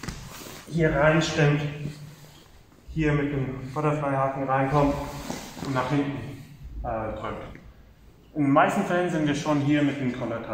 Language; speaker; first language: German; non-native, fluent; English